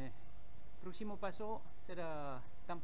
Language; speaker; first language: Spanish; non-native, learner; French